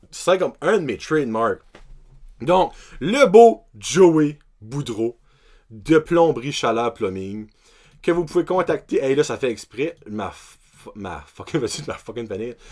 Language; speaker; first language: French; native; French